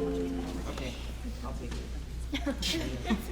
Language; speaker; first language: English; native; English